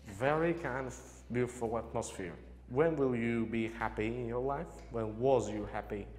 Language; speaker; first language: English; non-native, learner; Uzbek